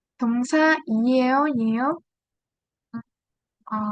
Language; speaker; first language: Korean; non-native, learner; Vietnamese